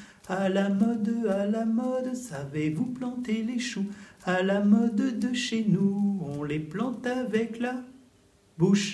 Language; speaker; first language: French; native; French